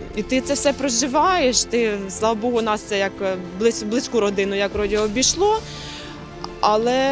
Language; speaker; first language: Ukrainian; native; Ukrainian